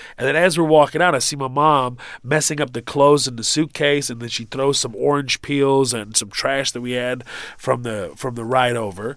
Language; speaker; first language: English; early bilingual, other home language; Arabic